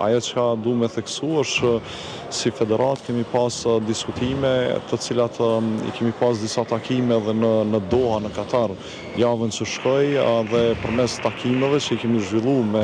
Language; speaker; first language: Albanian; native; Albanian